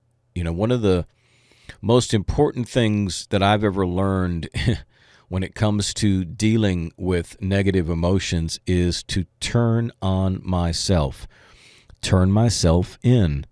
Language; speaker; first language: English; native; English